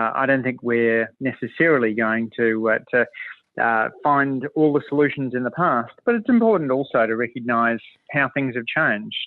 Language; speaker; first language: English; native; English